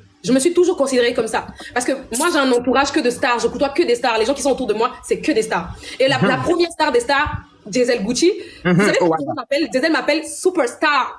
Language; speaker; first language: French; non-native, local second language; Lingala